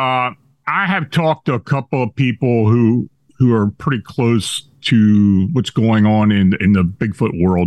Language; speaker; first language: English; native; English